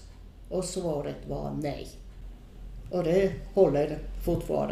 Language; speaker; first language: Swedish; non-native, fluent; Finnish